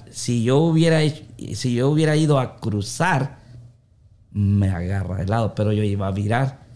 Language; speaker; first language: Spanish; native; Spanish